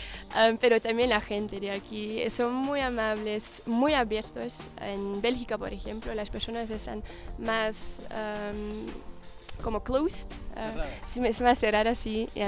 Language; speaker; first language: Spanish; non-native, learner; Dutch